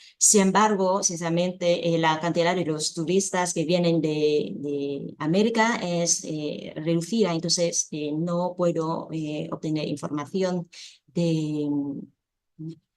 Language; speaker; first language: Spanish; non-native, fluent; Vietnamese